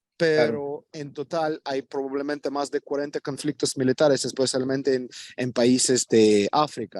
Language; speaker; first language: Spanish; non-native, fluent; Ukrainian